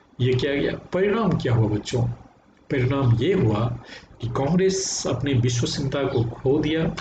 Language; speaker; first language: Hindi; native; Hindi